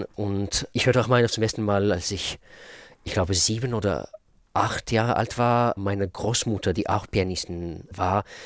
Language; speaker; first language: German; non-native, fluent; Russian